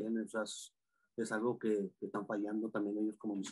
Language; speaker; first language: Spanish; native; Spanish